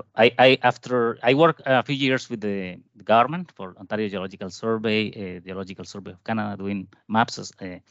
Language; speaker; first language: English; non-native, fluent; Spanish